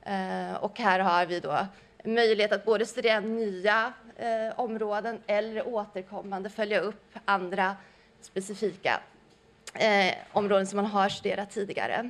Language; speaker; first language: Swedish; native; Swedish